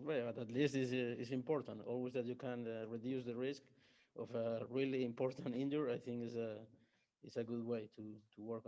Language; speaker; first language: English; non-native, learner; Spanish